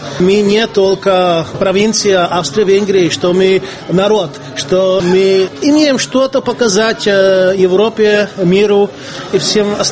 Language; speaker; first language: Russian; non-native, fluent; Czech